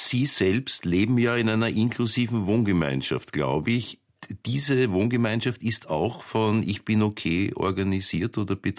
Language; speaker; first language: German; native; German